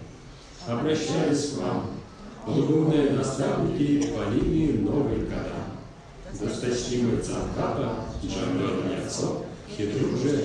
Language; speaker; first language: Russian; native; Russian